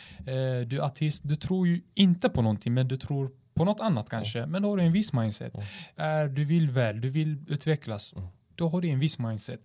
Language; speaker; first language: Swedish; early bilingual, other home language; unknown